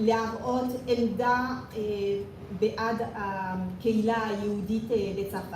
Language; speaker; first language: Hebrew; non-native, fluent; French